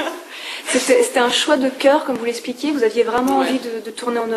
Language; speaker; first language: French; native; French